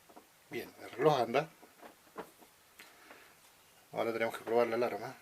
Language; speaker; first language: Spanish; native; Spanish